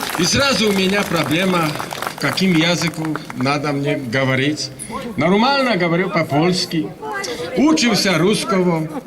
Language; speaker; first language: Russian; non-native, learner; Polish